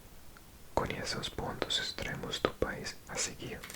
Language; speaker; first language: Portuguese; non-native, learner; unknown